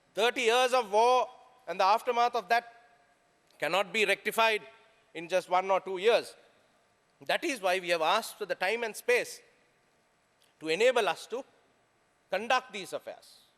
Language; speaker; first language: English; non-native, local second language; Sinhala